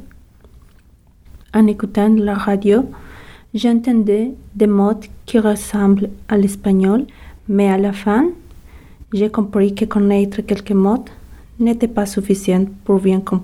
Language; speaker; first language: French; non-native, fluent; Spanish